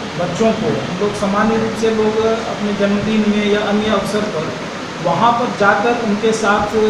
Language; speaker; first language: Hindi; native; Hindi